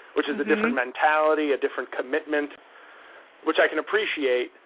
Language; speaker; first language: English; native; English